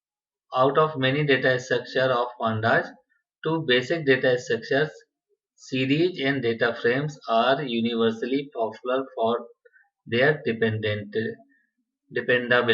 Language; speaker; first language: English; non-native, local second language; Hindi